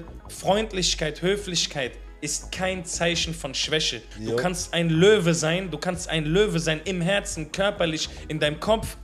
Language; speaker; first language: German; native; German